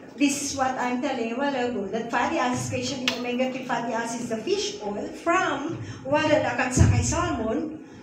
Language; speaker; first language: English; non-native, local second language; Filipino